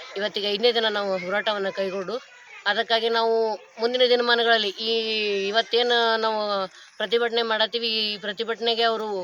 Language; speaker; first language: Kannada; native; Kannada